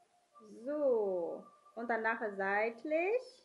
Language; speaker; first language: German; non-native, learner; Chinese